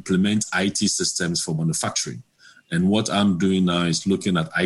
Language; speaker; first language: English; non-native, local second language; Akan